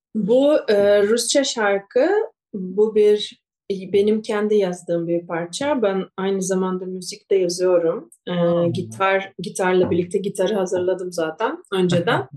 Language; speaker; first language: Turkish; non-native, fluent; Russian